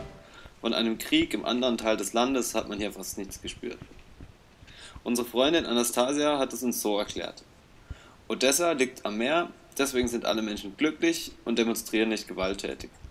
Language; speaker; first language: German; native; German